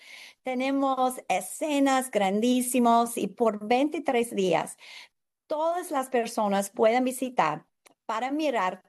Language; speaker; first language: Spanish; non-native, learner; English